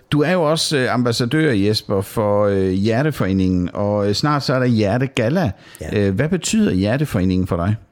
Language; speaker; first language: Danish; native; Danish